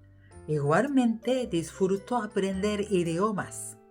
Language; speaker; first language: Spanish; non-native, fluent; Japanese